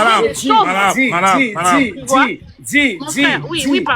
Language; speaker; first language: French; non-native, local second language; Lingala